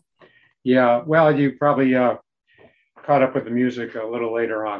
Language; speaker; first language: English; native; English